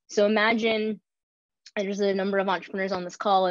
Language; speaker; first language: English; native; English